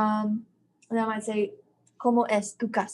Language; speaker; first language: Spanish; non-native, fluent; English